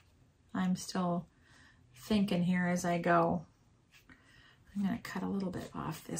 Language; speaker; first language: English; native; English